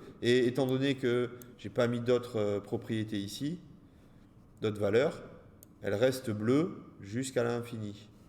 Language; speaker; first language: French; native; French